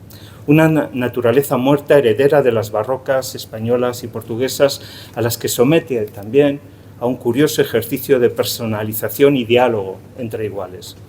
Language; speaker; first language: Spanish; native; Spanish